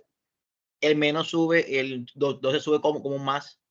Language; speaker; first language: Spanish; native; Spanish